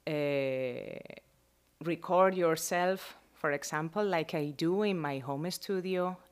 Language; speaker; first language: English; non-native, learner; Spanish